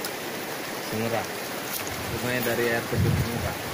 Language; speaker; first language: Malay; non-native, local second language; Achinese